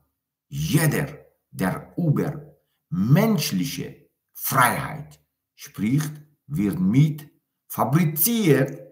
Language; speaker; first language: German; non-native, learner; Tajik